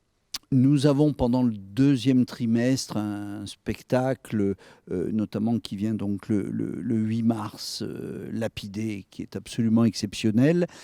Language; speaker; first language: French; native; French